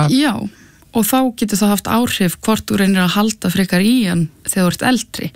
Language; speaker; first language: Icelandic; native; Icelandic